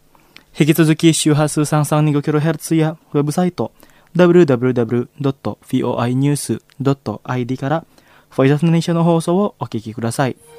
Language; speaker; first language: Japanese; non-native, fluent; Indonesian